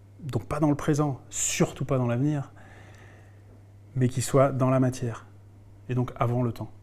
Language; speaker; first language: French; native; French